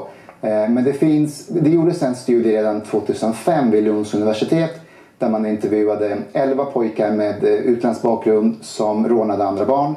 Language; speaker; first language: Swedish; early bilingual, other home language; Persian